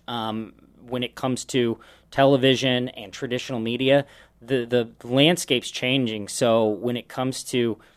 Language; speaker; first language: English; native; English